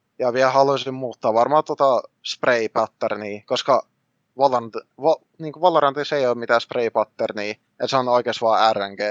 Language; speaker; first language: Finnish; early bilingual, other home language; Russian